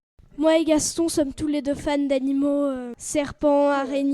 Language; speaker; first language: French; native; French